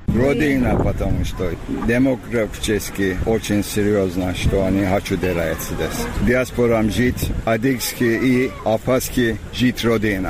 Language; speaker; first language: Russian; non-native, learner; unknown